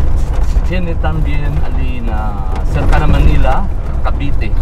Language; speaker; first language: Spanish; non-native, learner; Chavacano